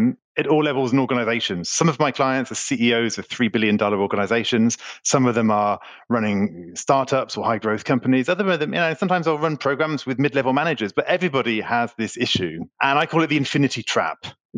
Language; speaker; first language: English; native; English